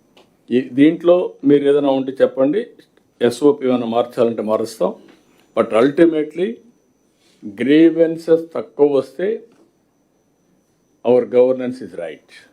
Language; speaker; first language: Telugu; native; Telugu